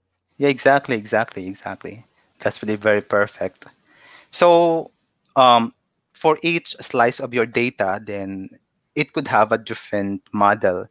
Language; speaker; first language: English; non-native, local second language; Cebuano